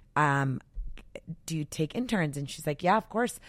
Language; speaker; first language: English; native; English